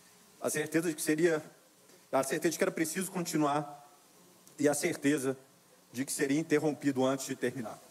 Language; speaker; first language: Portuguese; native; Portuguese